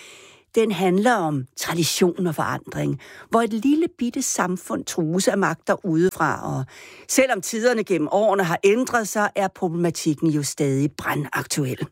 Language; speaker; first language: Danish; native; Danish